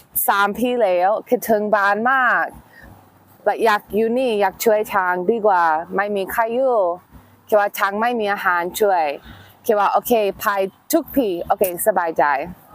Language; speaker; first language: Thai; non-native, learner; English